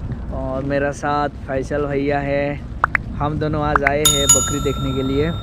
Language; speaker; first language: Hindi; non-native, local second language; Bangla